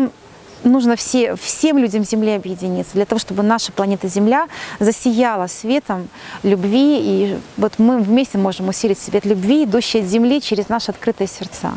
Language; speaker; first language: Russian; native; Russian